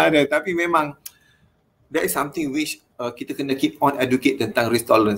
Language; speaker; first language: English; non-native, local second language; Malay